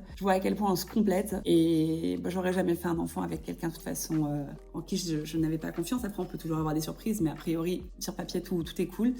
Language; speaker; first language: French; native; French